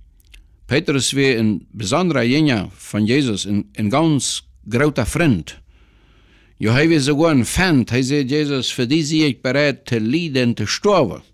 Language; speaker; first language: German; non-native, learner; Plautdietsch